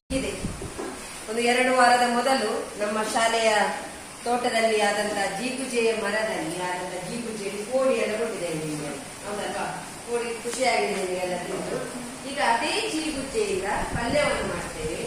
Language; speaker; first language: Kannada; non-native, local second language; Tulu